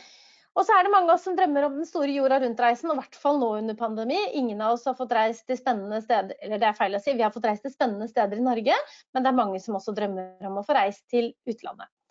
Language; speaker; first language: Norwegian; native; Norwegian